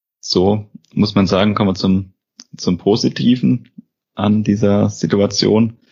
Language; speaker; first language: German; native; German